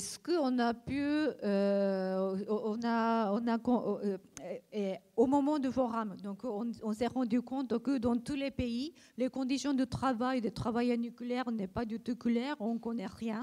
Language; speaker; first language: French; non-native, learner; Japanese